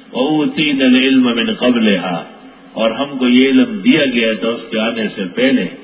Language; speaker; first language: Urdu; non-native, local second language; Pashto